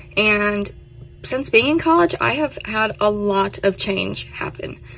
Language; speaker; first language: English; native; English